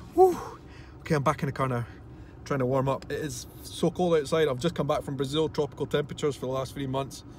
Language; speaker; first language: English; native; English